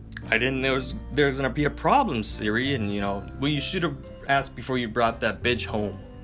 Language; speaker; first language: English; non-native, fluent; Japanese